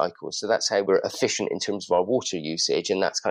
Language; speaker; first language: English; native; English